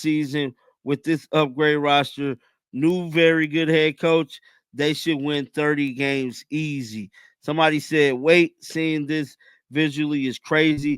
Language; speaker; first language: English; native; English